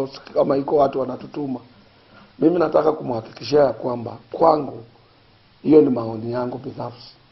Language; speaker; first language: Swahili; non-native, local second language; Luyia